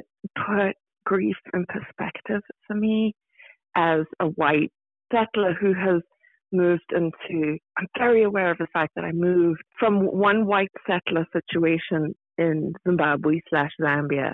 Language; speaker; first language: English; native; English